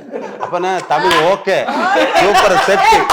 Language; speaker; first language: Tamil; non-native, learner; Malayalam